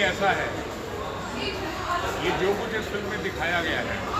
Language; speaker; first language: Hindi; native; Hindi